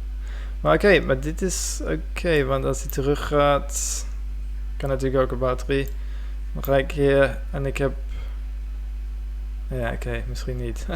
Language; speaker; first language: Dutch; non-native, fluent; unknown